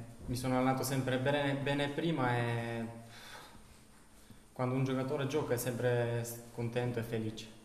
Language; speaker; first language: Italian; non-native, learner; Bulgarian